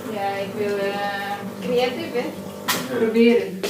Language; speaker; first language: Dutch; non-native, learner; Filipino